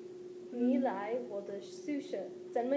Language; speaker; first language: Chinese; non-native, learner; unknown